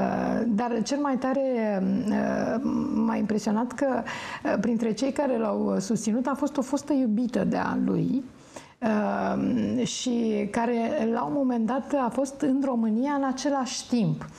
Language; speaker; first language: Romanian; native; Romanian